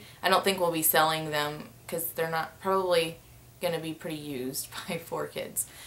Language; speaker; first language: English; native; English